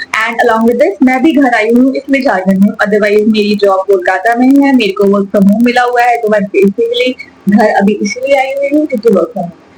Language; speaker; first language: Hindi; native; Hindi